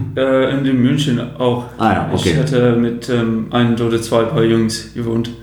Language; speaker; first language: German; non-native, fluent; English